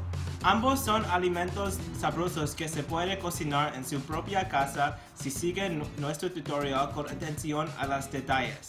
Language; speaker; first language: Spanish; non-native, learner; English